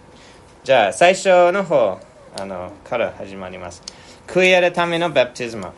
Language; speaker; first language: Japanese; non-native, fluent; English